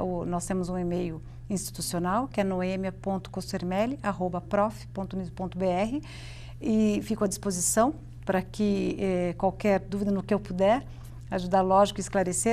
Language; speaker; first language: Portuguese; native; Portuguese